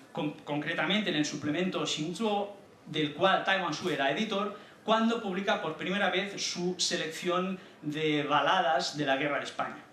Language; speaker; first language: Spanish; native; Spanish